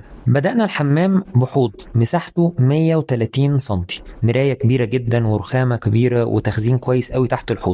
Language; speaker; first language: Arabic; native; Arabic